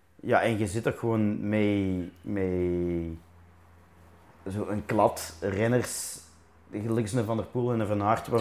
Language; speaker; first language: Dutch; native; Dutch